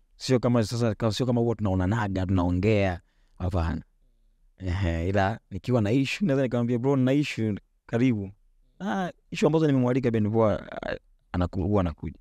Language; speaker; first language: Swahili; native; Swahili